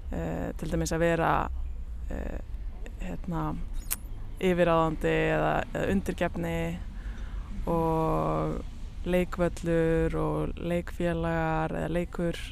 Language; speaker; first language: Icelandic; native; Icelandic